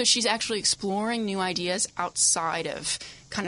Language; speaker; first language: English; native; English